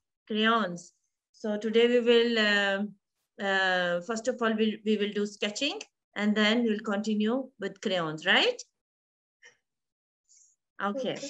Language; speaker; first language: English; non-native, fluent; Hindi